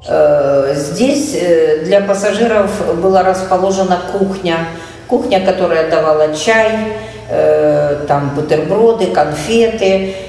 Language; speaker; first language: Russian; native; Russian